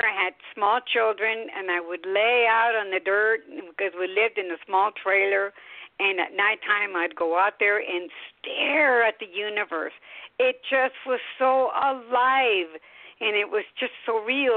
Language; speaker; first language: English; early bilingual, other home language; Spanish